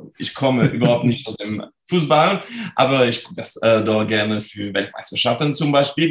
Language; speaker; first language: German; non-native, fluent; French